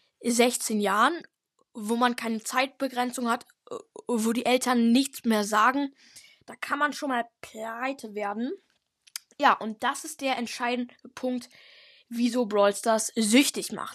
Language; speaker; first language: German; native; German